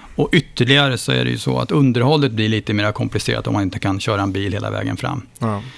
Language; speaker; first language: Swedish; native; Swedish